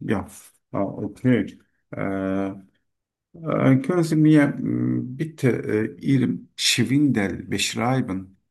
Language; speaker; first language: German; non-native, learner; Turkish